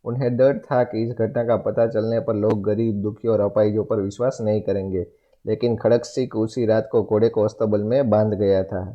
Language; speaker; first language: Hindi; non-native, local second language; Gujarati